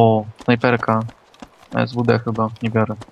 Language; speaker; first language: Polish; native; Polish